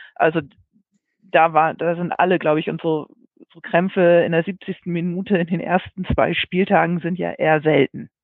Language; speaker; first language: German; native; German